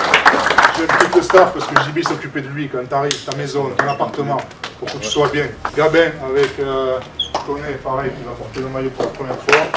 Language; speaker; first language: French; native; French